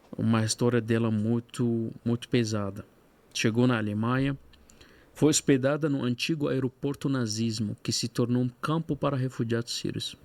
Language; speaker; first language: Portuguese; non-native, fluent; Arabic